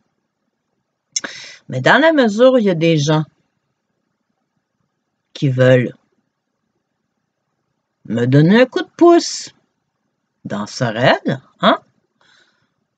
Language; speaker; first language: French; native; French